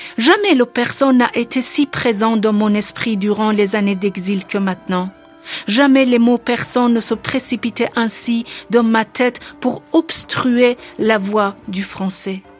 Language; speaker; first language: French; non-native, fluent; Persian